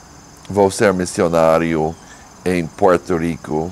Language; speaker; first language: Portuguese; non-native, learner; English